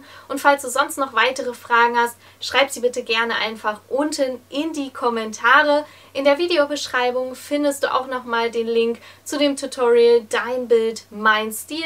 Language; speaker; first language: German; native; German